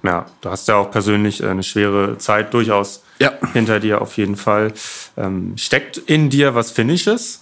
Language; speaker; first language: German; native; German